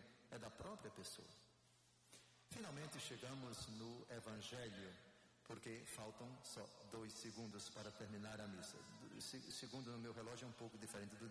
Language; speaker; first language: Portuguese; native; Portuguese